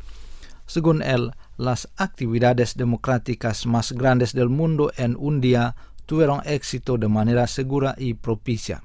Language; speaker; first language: Spanish; non-native, fluent; Indonesian